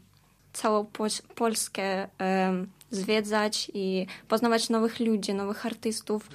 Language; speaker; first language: Polish; non-native, fluent; Russian